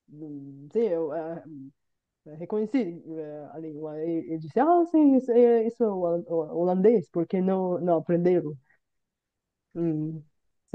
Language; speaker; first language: Portuguese; non-native, fluent; Bulgarian